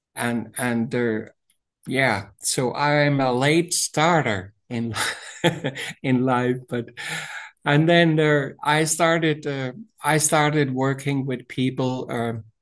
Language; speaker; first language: English; non-native, fluent; Danish